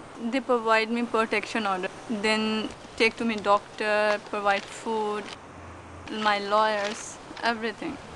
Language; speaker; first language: English; non-native, learner; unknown